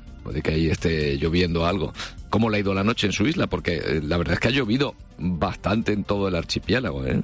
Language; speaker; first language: Spanish; native; Spanish